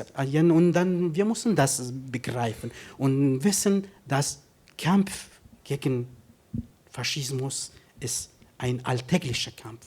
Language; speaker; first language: German; non-native, fluent; Kurdish